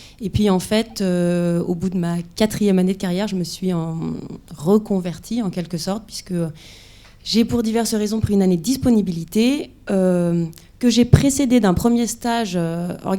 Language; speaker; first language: French; native; French